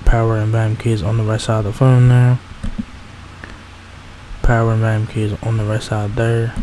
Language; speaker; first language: English; native; English